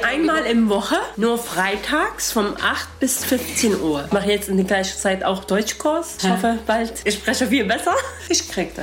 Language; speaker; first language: German; non-native, learner; Arabic